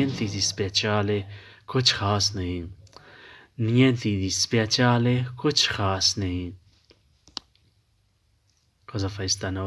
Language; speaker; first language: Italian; non-native, fluent; Urdu